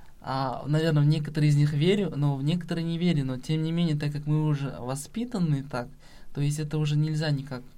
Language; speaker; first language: Russian; non-native, local second language; Kazakh